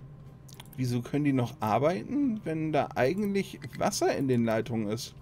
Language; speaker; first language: German; native; German